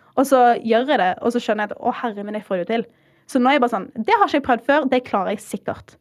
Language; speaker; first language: Norwegian; early bilingual, heritage; Norwegian